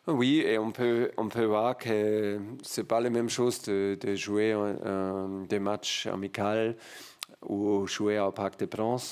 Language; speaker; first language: French; non-native, learner; German